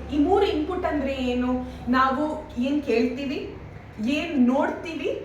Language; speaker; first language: Kannada; non-native, learner; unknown